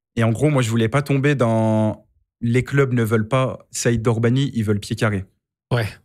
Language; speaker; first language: French; native; French